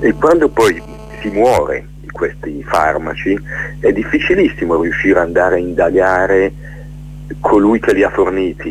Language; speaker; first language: Italian; native; Italian